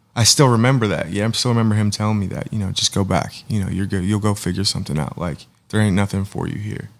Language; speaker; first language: English; native; English